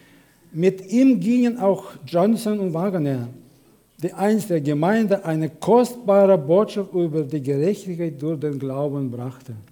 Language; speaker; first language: German; non-native, fluent; Russian